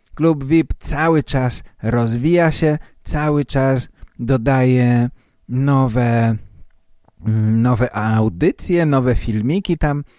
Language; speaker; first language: Polish; native; Polish